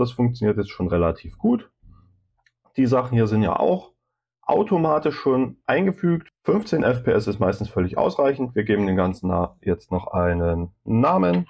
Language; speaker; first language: German; native; German